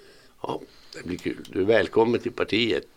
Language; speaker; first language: Swedish; native; Swedish